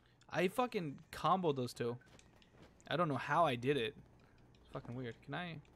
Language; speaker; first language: English; native; English